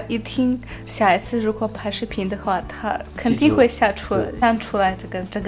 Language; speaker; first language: Chinese; non-native, fluent; Russian